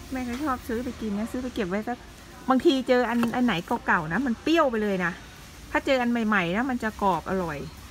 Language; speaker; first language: Thai; native; Thai